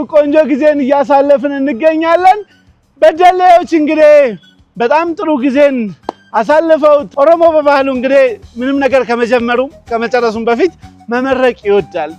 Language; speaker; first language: Amharic; non-native, local second language; Oromo